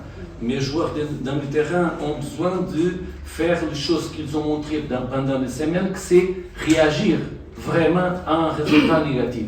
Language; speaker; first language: French; non-native, fluent; Portuguese